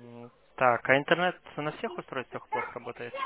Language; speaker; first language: Russian; native; Russian